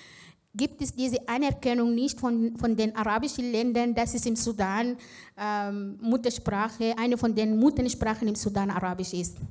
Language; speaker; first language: German; non-native, fluent; Arabic